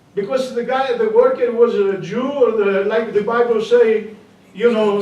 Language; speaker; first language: English; non-native, learner; Greek